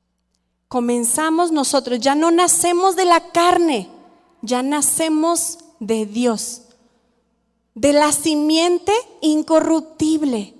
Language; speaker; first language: Spanish; native; Spanish